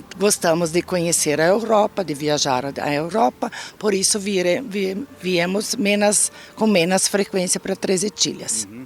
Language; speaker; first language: Portuguese; native; Portuguese